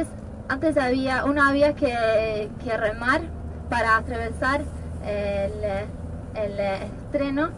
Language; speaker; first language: Spanish; non-native, fluent; Norwegian